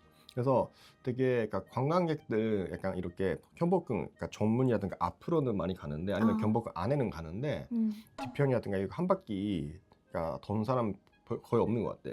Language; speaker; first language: Korean; non-native, fluent; Japanese